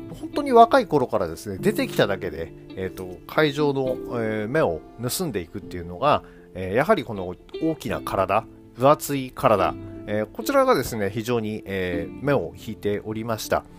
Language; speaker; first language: Japanese; native; Japanese